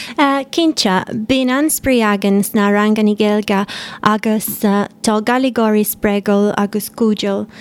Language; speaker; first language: Irish; non-native, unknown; Italian